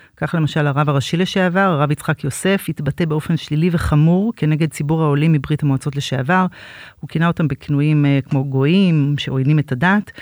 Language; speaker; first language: Hebrew; native; Hebrew